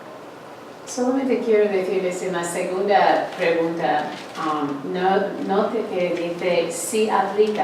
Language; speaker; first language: Spanish; non-native, fluent; English